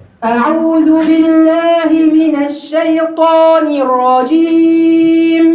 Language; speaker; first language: Arabic; native; Arabic